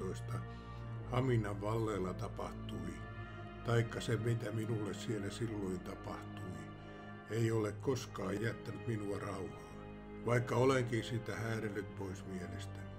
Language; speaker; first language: Finnish; native; Finnish